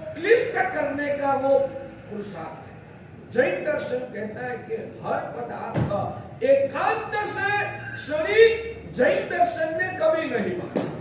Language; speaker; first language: Hindi; non-native, local second language; Gujarati